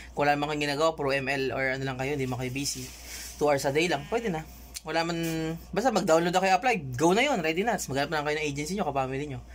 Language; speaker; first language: Filipino; native; Filipino